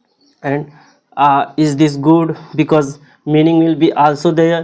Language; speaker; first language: English; non-native, local second language; Hindi